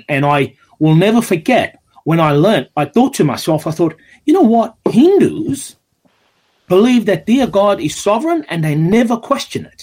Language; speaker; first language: English; native; English